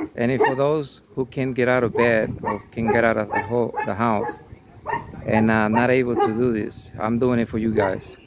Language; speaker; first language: English; non-native, fluent; Spanish